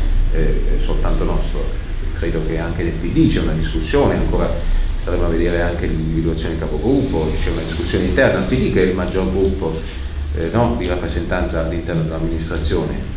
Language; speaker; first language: Italian; native; Italian